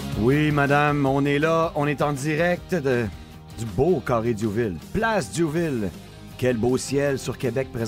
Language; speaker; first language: French; native; French